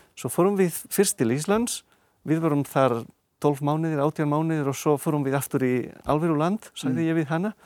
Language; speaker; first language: Icelandic; non-native, fluent; Catalan